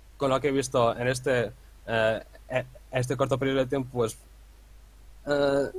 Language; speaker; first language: Spanish; non-native, fluent; Dutch